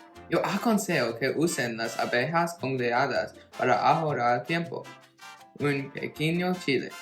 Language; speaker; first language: Spanish; non-native, learner; English